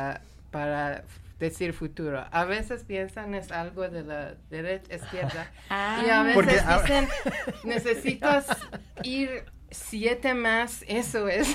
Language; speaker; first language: Spanish; non-native, learner; Persian